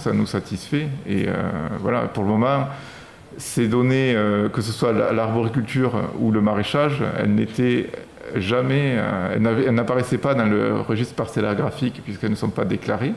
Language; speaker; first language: French; native; French